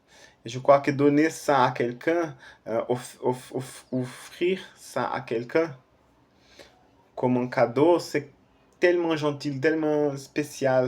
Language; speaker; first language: French; non-native, fluent; Portuguese